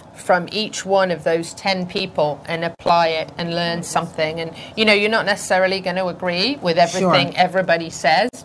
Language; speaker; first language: English; native; English